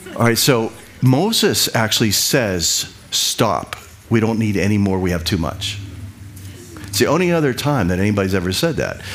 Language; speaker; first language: English; native; English